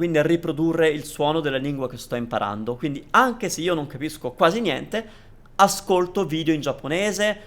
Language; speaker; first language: Italian; native; Italian